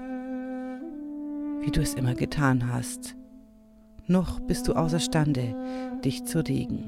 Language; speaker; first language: German; native; German